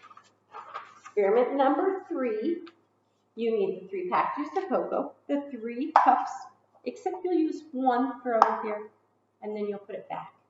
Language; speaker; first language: English; native; English